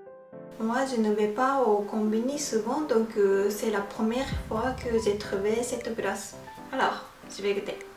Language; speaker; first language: French; non-native, fluent; Japanese